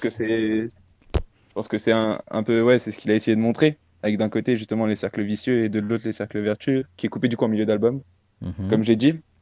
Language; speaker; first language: French; native; French